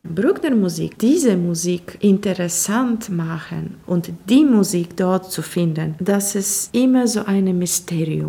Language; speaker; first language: German; non-native, fluent; Polish